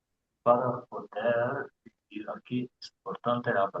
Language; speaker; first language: Spanish; non-native, learner; English